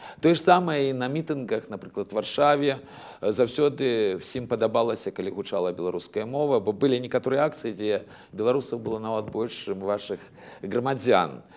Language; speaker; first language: Belarusian; native; Belarusian